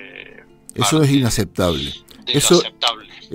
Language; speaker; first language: Spanish; native; Spanish